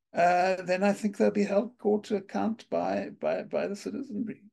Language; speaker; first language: English; native; English